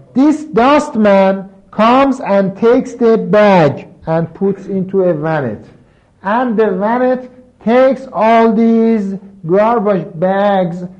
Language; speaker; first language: English; non-native, fluent; Persian